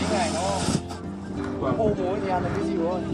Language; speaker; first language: Vietnamese; native; Vietnamese